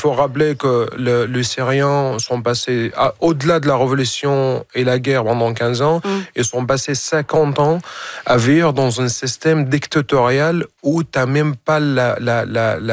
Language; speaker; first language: French; non-native, fluent; Arabic